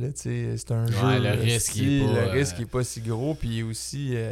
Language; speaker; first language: French; native; French